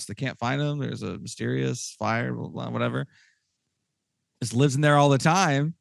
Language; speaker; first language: English; native; English